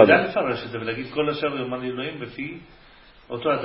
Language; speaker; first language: Hebrew; native; Hebrew